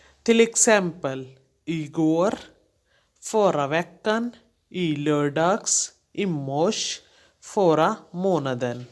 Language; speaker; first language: Swedish; non-native, fluent; Hindi